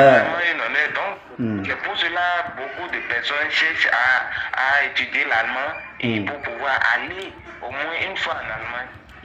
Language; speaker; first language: French; non-native, local second language; Fon